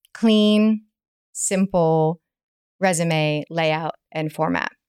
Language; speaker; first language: English; native; English